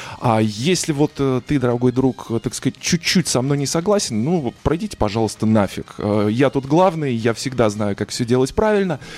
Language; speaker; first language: Russian; native; Russian